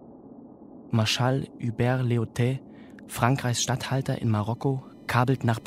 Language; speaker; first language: German; native; German